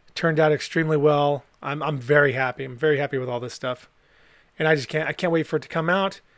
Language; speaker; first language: English; native; English